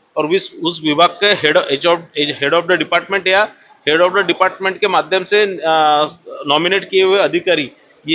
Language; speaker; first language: Hindi; non-native, local second language; Marathi